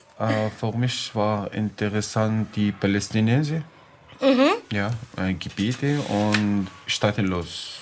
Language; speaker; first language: German; non-native, learner; Arabic